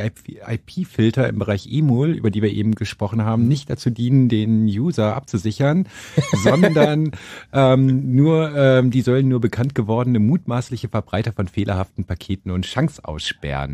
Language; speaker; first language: German; native; German